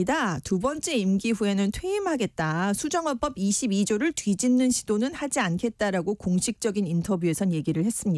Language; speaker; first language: Korean; native; Korean